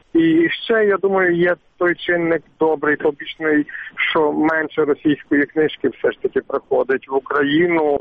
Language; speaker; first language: Ukrainian; native; Ukrainian